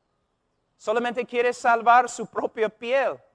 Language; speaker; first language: Spanish; non-native, fluent; English